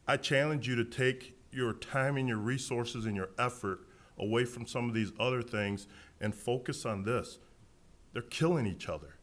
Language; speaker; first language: English; native; English